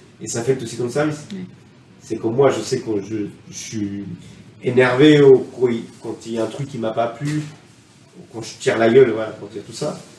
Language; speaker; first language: French; non-native, fluent; Spanish